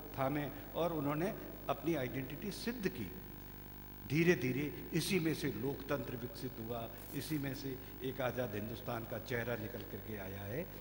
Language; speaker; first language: Hindi; native; Hindi